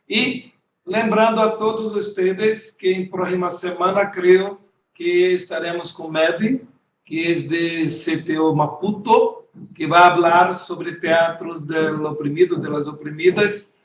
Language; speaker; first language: Spanish; non-native, learner; Portuguese